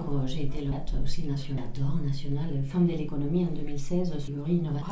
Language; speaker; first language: French; non-native, fluent; Spanish